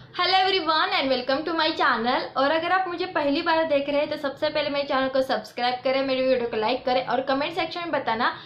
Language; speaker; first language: Hindi; non-native, local second language; Marathi